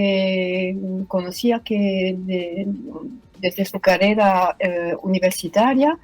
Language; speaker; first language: Spanish; non-native, fluent; French